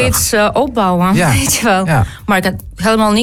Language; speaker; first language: Dutch; non-native, learner; Ukrainian